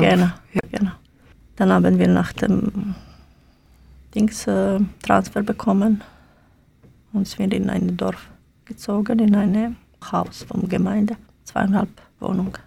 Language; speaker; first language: German; non-native, learner; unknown